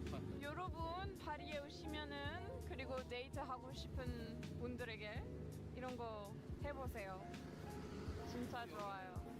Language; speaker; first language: Korean; non-native, fluent; French